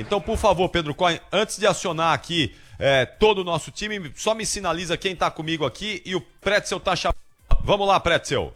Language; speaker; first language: Portuguese; native; Portuguese